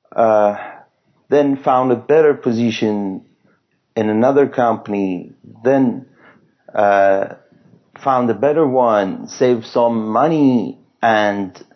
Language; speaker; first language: English; non-native, fluent; Persian